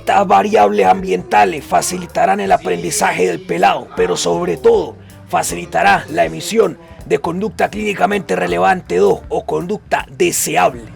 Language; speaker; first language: Spanish; native; Spanish